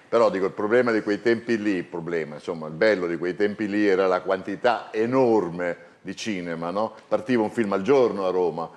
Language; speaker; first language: Italian; non-native, fluent; French